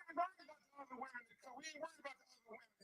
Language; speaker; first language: English; native; English